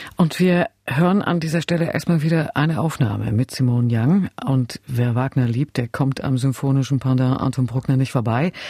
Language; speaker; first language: German; native; German